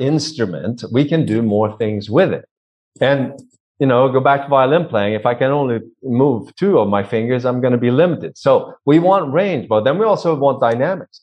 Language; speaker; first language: English; non-native, fluent; Swedish